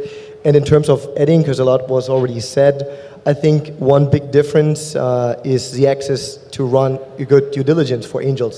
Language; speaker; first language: English; non-native, fluent; German